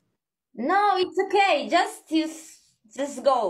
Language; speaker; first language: English; non-native, learner; Croatian